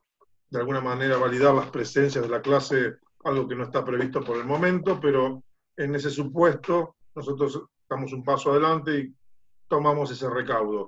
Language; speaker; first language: Spanish; native; Spanish